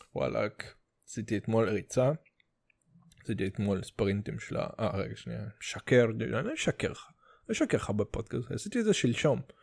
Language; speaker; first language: Hebrew; early bilingual, other home language; Russian